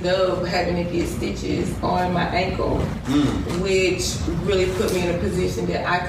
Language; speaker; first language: English; native; English